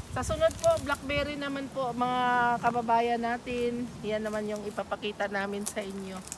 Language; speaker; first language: Filipino; non-native, local second language; Aklanon